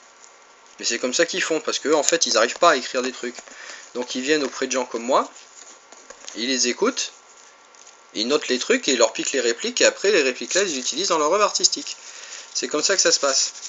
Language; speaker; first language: French; native; French